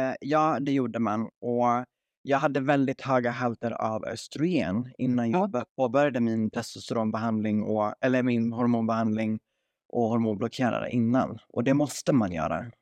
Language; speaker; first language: Swedish; native; Swedish